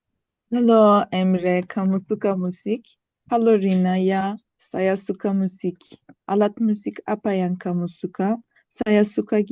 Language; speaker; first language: Indonesian; non-native, learner; Turkish